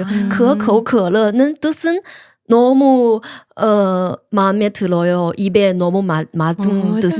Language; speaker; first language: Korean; non-native, learner; Chinese